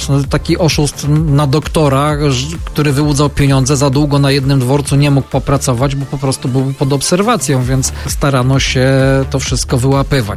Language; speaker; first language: Polish; native; Polish